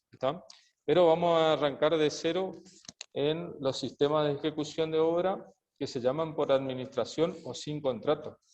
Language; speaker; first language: Spanish; native; Spanish